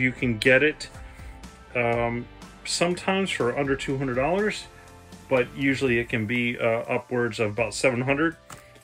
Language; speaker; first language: English; native; English